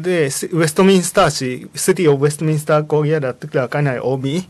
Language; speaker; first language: Vietnamese; non-native, fluent; Japanese